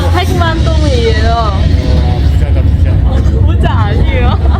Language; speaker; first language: Korean; non-native, learner; Vietnamese